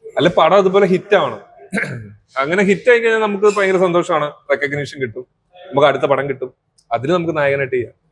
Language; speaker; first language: Malayalam; native; Malayalam